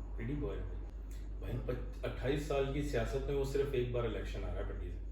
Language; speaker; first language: Urdu; non-native, local second language; Punjabi